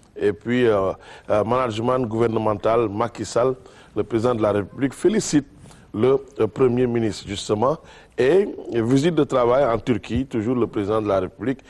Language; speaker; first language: French; non-native, local second language; Wolof